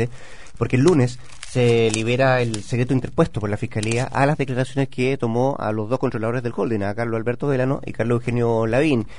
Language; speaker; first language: Spanish; native; Spanish